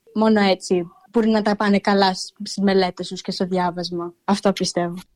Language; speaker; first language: Greek; early bilingual, heritage; Greek